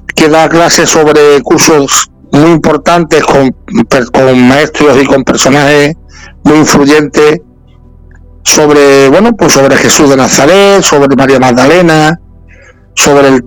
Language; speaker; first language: Spanish; native; Spanish